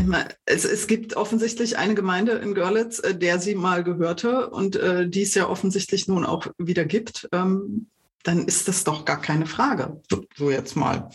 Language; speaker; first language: German; native; German